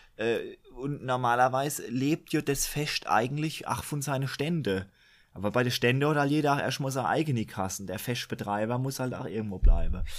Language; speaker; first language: German; native; German